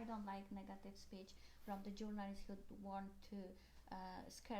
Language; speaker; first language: English; non-native, learner; Polish